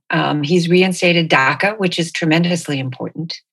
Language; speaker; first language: English; native; English